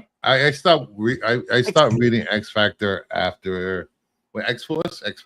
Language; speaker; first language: English; native; English